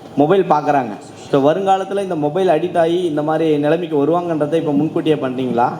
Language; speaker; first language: Tamil; native; Tamil